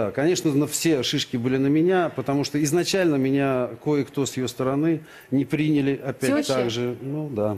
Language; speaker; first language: Russian; native; Russian